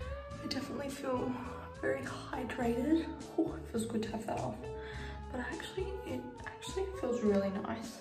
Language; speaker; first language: English; native; English